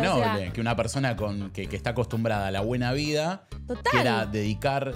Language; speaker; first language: Spanish; native; Spanish